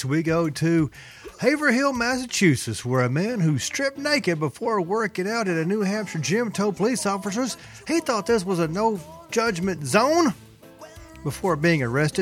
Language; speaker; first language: English; native; English